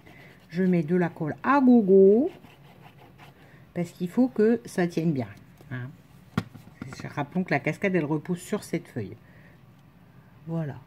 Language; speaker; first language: French; native; French